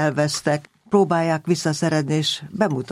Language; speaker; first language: Hungarian; native; Hungarian